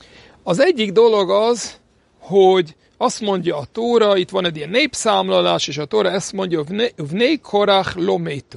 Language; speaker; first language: Hungarian; non-native, fluent; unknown